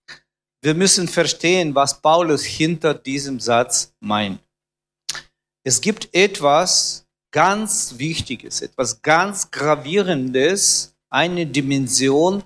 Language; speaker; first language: German; non-native, fluent; Russian